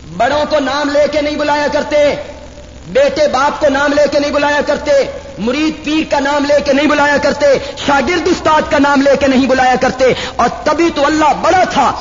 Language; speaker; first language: Urdu; non-native, local second language; Punjabi